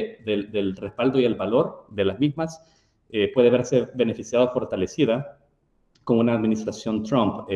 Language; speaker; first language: Spanish; native; Spanish